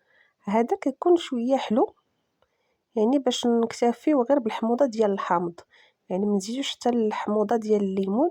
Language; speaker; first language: Arabic; native; Arabic